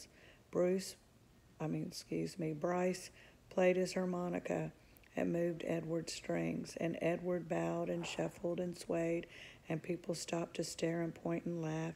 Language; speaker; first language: English; native; English